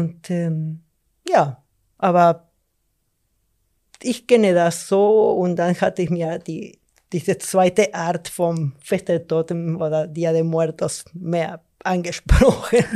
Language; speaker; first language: German; non-native, fluent; Spanish